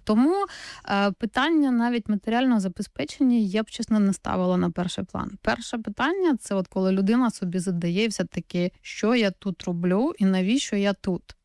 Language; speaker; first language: Ukrainian; native; Ukrainian